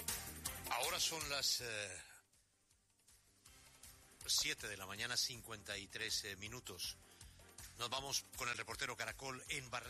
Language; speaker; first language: Spanish; native; Spanish